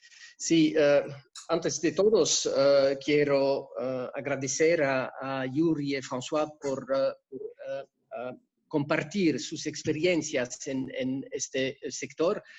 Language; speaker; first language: Spanish; non-native, fluent; French